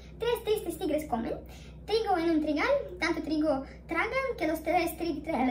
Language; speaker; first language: Spanish; non-native, fluent; Russian